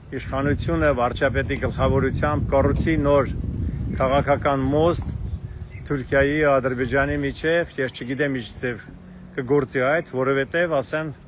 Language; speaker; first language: Armenian; native; Armenian